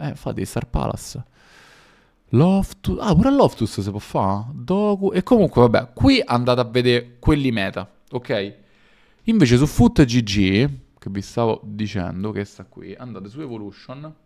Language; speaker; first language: Italian; native; Italian